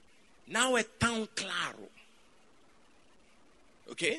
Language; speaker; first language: Portuguese; non-native, fluent; English